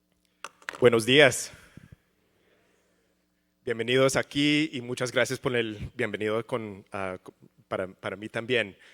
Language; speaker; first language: Spanish; early bilingual, heritage; English